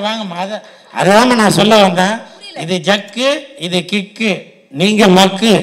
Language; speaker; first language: Tamil; native; Tamil